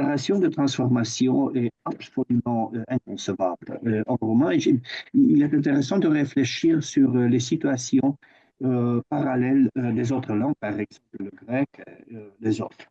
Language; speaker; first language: French; non-native, fluent; Romanian